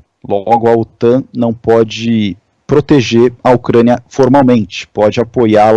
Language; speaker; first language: Portuguese; native; Portuguese